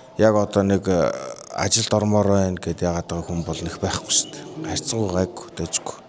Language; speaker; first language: Mongolian; native; Mongolian